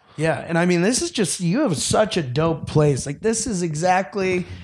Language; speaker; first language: English; native; English